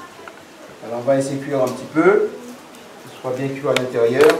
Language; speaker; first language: French; native; French